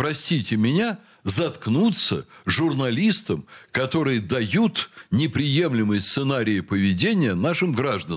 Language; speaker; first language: Russian; native; Russian